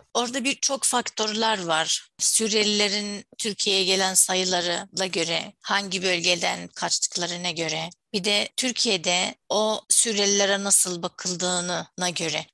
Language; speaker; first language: Turkish; non-native, fluent; Arabic